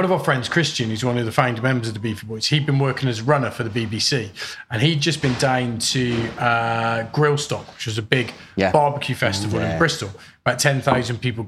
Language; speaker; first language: English; native; English